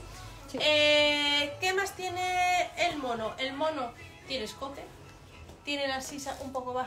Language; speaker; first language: Spanish; native; Spanish